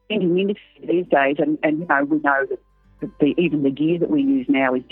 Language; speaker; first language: English; native; English